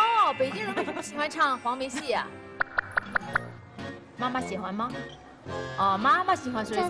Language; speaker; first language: Chinese; native; Chinese